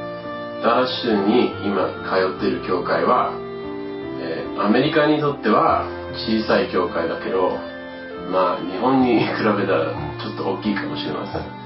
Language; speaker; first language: Japanese; early bilingual, other home language; English